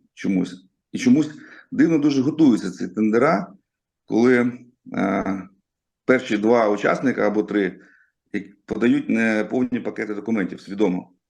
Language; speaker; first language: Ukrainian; non-native, local second language; Russian